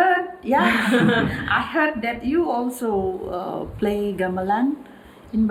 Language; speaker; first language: English; non-native, learner; Indonesian